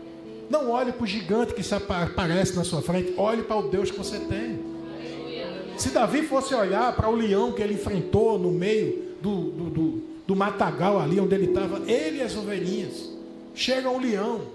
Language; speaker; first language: Portuguese; native; Portuguese